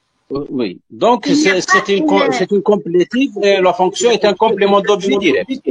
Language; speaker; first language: French; non-native, local second language; Arabic